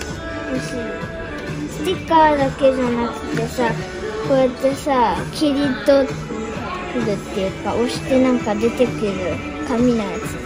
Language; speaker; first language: Japanese; early bilingual, heritage; Japanese